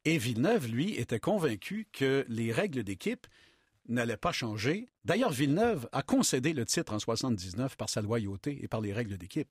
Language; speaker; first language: French; native; French